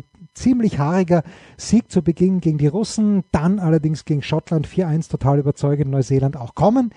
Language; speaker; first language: German; native; German